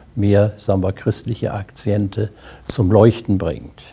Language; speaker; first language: German; native; German